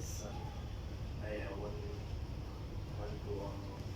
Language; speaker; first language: English; non-native, local second language; Gujarati